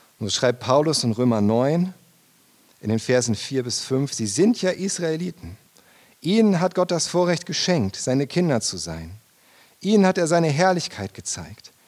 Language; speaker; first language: German; native; German